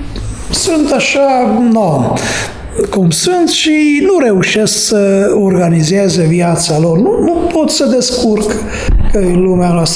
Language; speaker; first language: Romanian; non-native, fluent; Hungarian